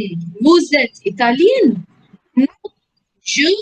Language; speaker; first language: French; non-native, fluent; Hindi